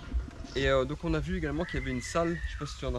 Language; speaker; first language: French; native; French